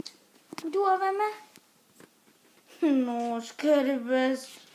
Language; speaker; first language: Danish; native; Danish